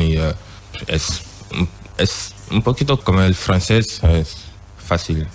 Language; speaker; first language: Spanish; non-native, learner; French